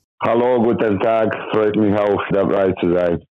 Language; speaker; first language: German; non-native, learner; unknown